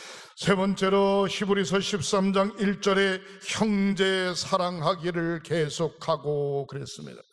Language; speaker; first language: Korean; native; Korean